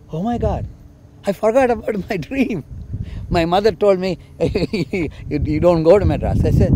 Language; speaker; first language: English; non-native, local second language; Telugu